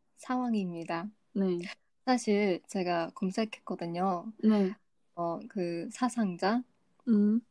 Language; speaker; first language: Korean; non-native, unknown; Vietnamese